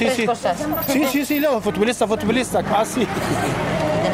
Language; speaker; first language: Spanish; non-native, learner; Arabic